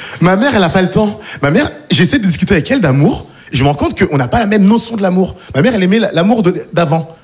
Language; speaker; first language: French; native; French